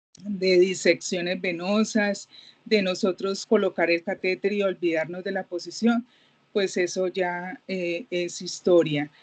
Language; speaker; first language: Spanish; native; Spanish